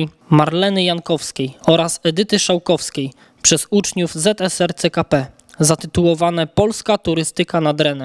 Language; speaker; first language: Polish; native; Polish